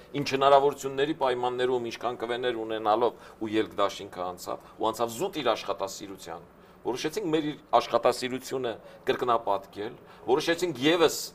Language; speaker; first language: Armenian; native; Armenian